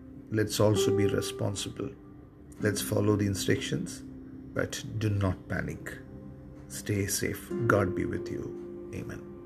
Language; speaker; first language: English; non-native, local second language; Tamil